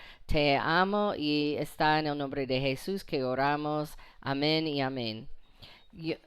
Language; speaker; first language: Spanish; non-native, fluent; English